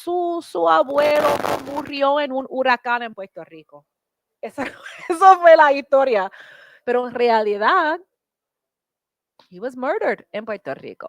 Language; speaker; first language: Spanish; early bilingual, heritage; English